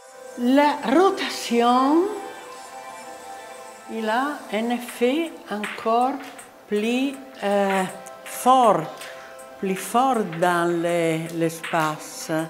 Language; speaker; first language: French; non-native, learner; Italian